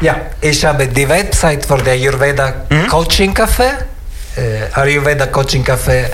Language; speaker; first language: German; non-native, learner; Italian